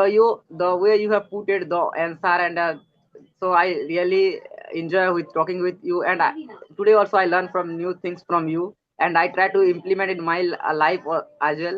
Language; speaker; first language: English; non-native, learner; Odia